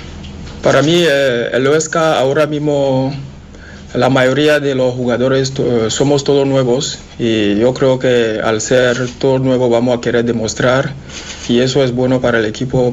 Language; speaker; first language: Spanish; non-native, fluent; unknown